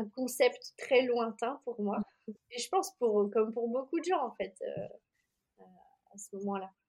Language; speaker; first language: French; native; French